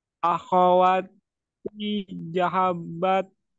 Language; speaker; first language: Indonesian; non-native, learner; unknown